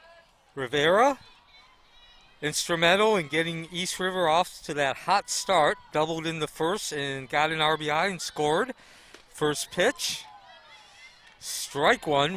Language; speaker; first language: English; native; English